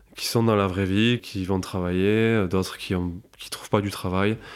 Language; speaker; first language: French; native; French